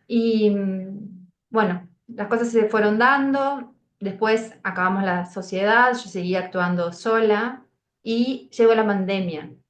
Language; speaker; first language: Spanish; native; Spanish